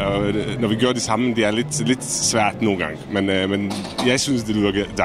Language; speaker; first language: Danish; non-native, fluent; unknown